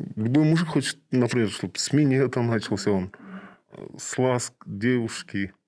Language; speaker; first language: Russian; non-native, local second language; Kazakh